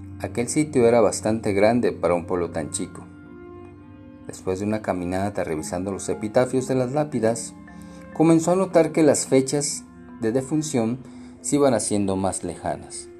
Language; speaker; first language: Spanish; native; Spanish